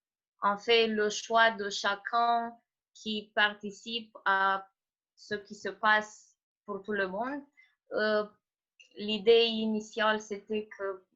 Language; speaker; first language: French; non-native, fluent; Romanian